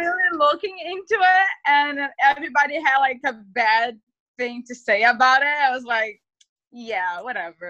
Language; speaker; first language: English; non-native, fluent; Portuguese